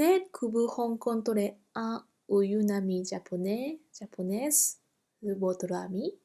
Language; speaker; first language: French; non-native, fluent; Japanese